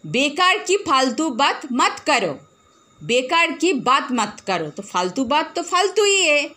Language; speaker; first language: Hindi; non-native, local second language; Bangla